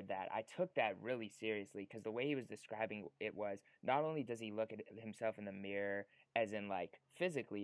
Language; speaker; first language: English; native; English